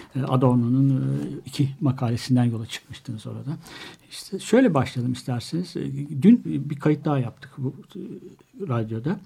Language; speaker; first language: Turkish; native; Turkish